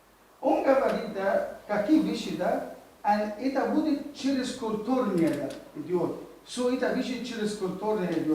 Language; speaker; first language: Russian; non-native, learner; Arabic